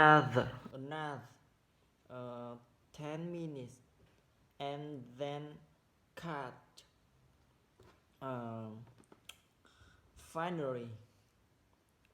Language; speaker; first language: English; non-native, learner; Vietnamese